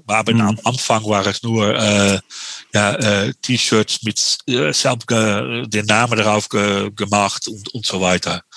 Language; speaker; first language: German; non-native, learner; Dutch